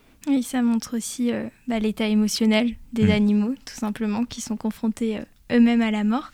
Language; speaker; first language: French; native; French